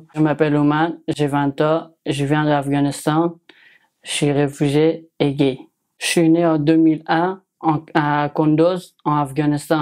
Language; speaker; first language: French; non-native, learner; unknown